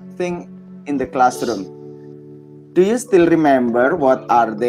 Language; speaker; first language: English; non-native, learner; Indonesian